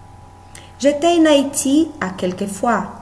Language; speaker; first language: French; non-native, learner; Portuguese